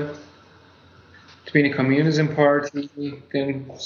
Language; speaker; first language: English; non-native, fluent; Persian